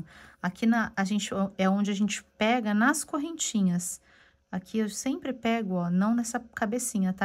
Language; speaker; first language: Portuguese; native; Portuguese